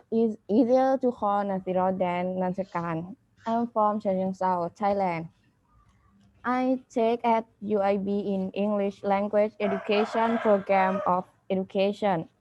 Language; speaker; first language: English; non-native, learner; Thai